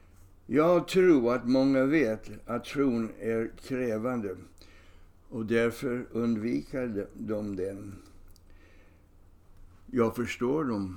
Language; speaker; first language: Swedish; non-native, fluent; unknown